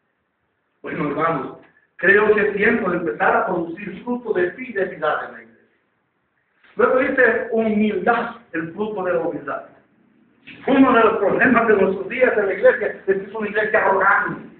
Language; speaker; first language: Spanish; native; Spanish